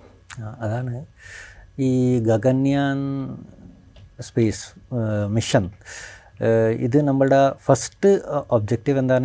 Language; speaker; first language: Malayalam; non-native, fluent; Bangla